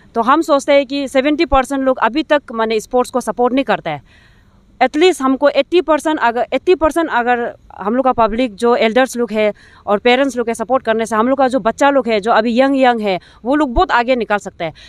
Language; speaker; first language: Hindi; non-native, local second language; Nyishi